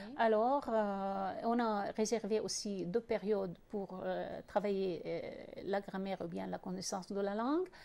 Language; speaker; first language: French; non-native, fluent; Arabic